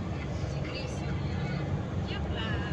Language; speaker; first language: Filipino; non-native, local second language; Bikol